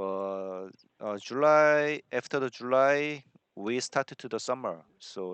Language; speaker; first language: English; non-native, learner; Korean